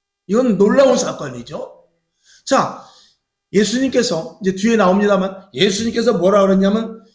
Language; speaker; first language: Korean; native; Korean